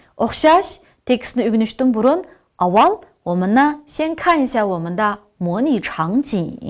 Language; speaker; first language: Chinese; non-native, local second language; Uyghur